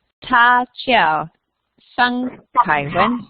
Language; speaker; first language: Chinese; non-native, learner; English